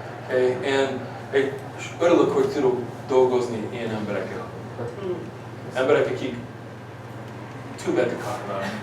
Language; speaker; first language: Hungarian; early bilingual, heritage; English